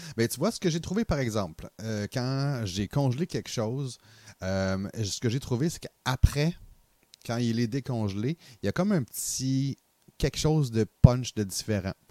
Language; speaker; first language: French; native; French